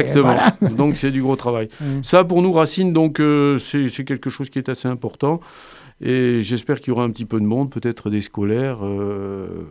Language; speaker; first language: French; native; French